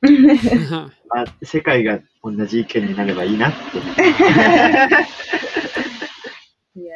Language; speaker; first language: Japanese; native; Japanese